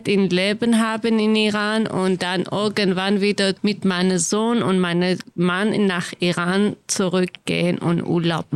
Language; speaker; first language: German; non-native, learner; Kurdish